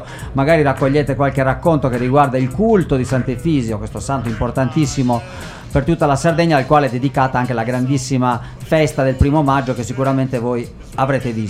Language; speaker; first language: Italian; native; Italian